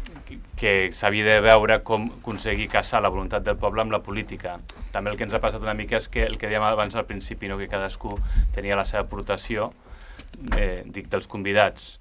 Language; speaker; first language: Catalan; native; Catalan